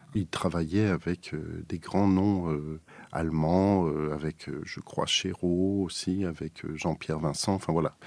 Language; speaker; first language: French; native; French